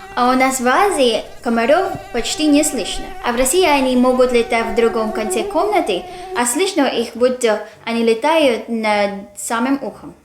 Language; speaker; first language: Russian; non-native, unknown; Filipino